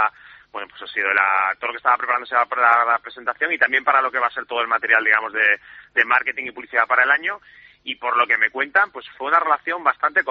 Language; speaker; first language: Spanish; native; Spanish